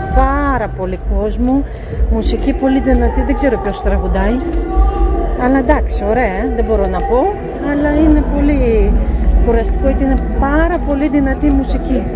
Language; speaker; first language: Greek; non-native, fluent; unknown